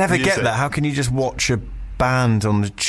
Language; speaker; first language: English; native; English